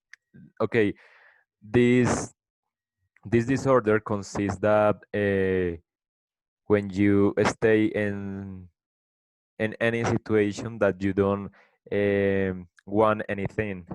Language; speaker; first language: English; non-native, learner; Spanish